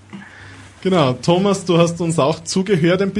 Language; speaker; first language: German; native; German